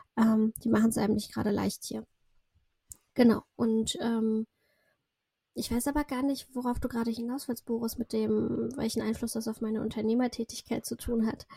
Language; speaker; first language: German; early bilingual, other home language; Russian